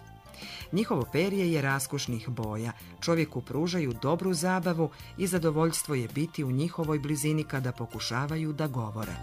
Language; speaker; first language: Croatian; native; Croatian